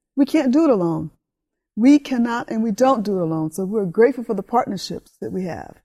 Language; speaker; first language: English; early bilingual, other home language; Spanish